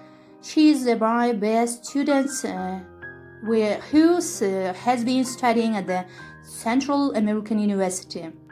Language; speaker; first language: English; non-native, fluent; Kyrgyz